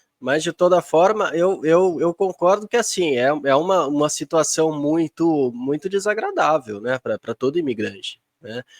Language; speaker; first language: Portuguese; native; Portuguese